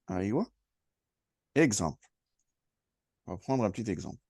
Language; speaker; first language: French; non-native, fluent; Arabic